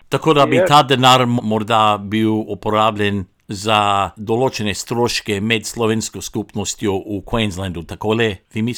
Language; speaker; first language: Slovenian; non-native, local second language; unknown